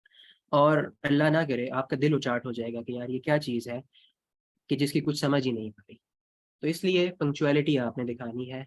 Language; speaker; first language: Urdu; non-native, local second language; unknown